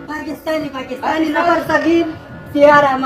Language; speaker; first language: Arabic; non-native, learner; Pashto